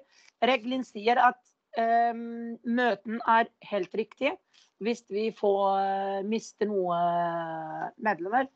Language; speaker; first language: Norwegian; non-native, fluent; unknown